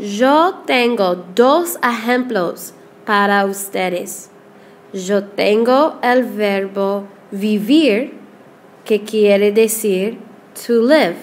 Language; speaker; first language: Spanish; non-native, fluent; English